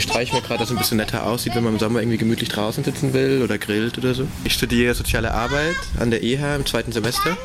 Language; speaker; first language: German; native; German